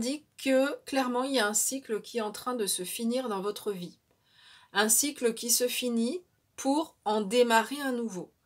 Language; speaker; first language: French; native; French